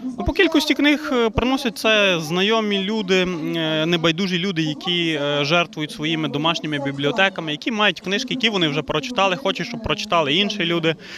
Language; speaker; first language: Ukrainian; native; Ukrainian